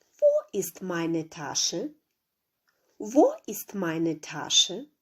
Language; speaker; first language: German; non-native, fluent; Ukrainian